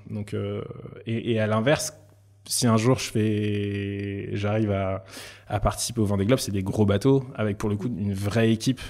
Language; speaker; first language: French; native; French